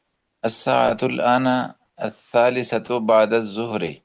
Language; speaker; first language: Arabic; non-native, learner; Urdu